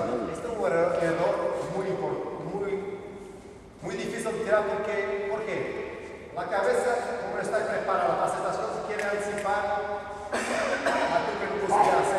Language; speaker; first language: Spanish; non-native, learner; Portuguese